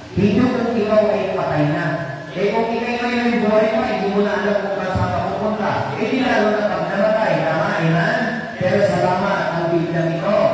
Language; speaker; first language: Filipino; non-native, local second language; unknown